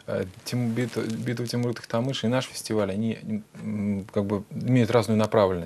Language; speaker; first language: Russian; native; Russian